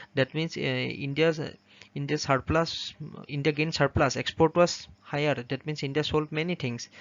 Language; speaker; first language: English; non-native, local second language; Assamese